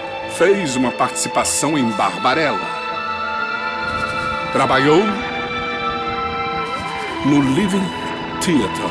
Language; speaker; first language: Portuguese; native; Portuguese